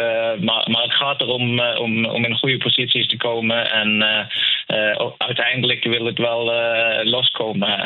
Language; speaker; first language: Dutch; non-native, fluent; Norwegian